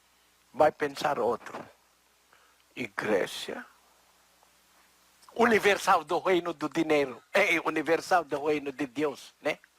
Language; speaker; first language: Portuguese; non-native, learner; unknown